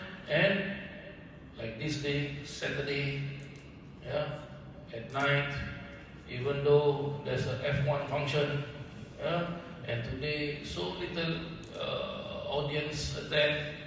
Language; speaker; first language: English; non-native, local second language; Malay